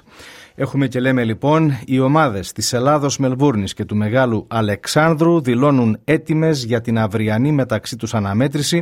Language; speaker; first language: Greek; native; Greek